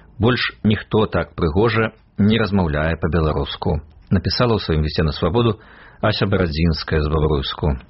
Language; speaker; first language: Belarusian; native; Belarusian